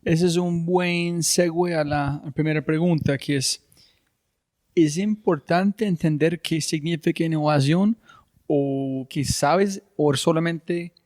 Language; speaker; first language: Spanish; non-native, fluent; English